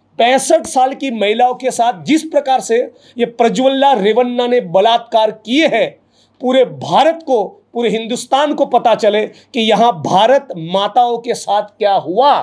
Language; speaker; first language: Hindi; non-native, local second language; Gujarati